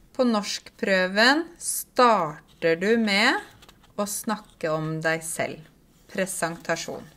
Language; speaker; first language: Norwegian; native; Norwegian